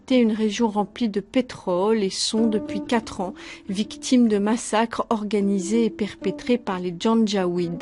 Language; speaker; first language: French; native; French